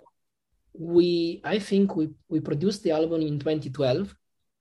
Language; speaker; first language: English; non-native, fluent; Italian